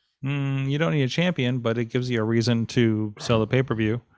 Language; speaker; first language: English; native; English